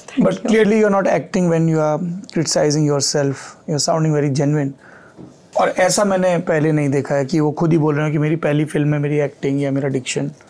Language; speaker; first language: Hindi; native; Hindi